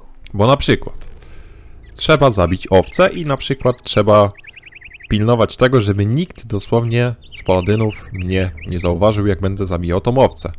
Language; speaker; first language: Polish; native; Polish